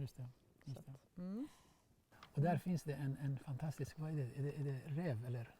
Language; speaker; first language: Swedish; non-native, fluent; Baluchi